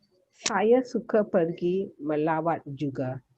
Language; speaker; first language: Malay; non-native, learner; Tamil